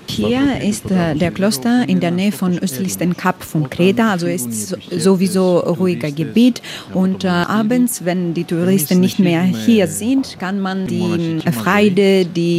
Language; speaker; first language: German; non-native, learner; Greek